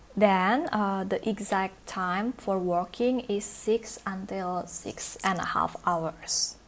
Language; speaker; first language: English; non-native, learner; Indonesian